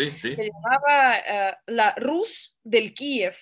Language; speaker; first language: Spanish; non-native, fluent; Russian